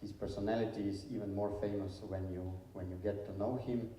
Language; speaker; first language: English; non-native, fluent; Slovenian